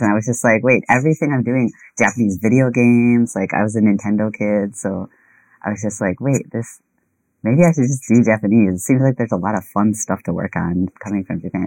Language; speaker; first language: English; native; English